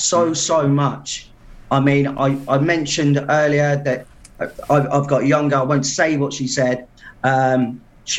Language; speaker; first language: English; native; English